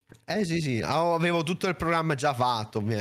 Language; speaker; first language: Italian; native; Italian